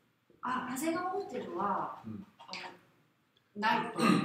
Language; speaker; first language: Japanese; non-native, fluent; Korean